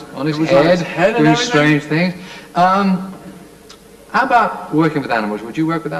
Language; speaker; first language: English; native; English